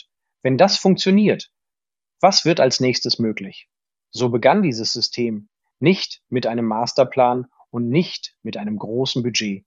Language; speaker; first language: German; native; German